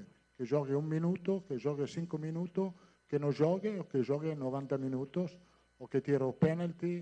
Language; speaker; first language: Portuguese; non-native, fluent; Italian